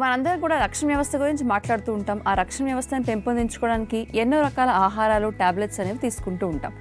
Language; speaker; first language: Telugu; native; Telugu